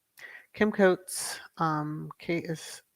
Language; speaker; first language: English; native; English